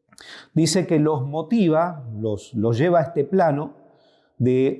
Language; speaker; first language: Spanish; native; Spanish